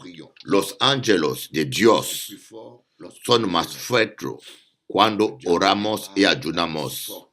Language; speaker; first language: Spanish; non-native, learner; French